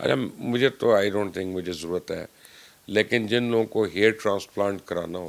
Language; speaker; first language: Urdu; native; Urdu